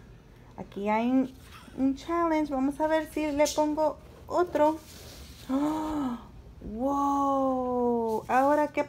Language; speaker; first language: Spanish; early bilingual, heritage; Spanish